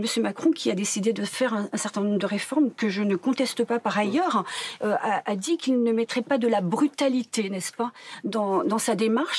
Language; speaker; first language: French; native; French